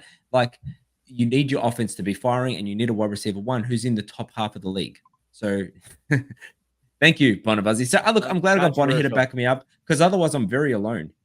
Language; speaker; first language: English; native; English